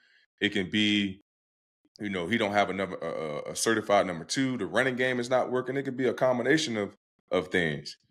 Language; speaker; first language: English; native; English